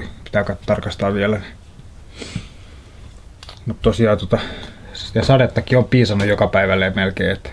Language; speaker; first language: Finnish; native; Finnish